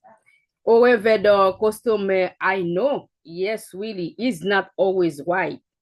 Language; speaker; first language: English; non-native, learner; Haitian Creole